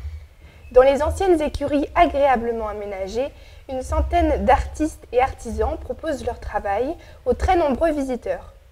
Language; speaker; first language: French; native; French